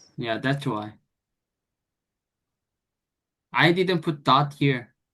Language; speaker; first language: English; non-native, fluent; Korean